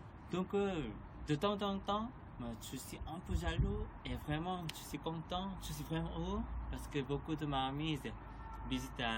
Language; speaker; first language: French; non-native, learner; Korean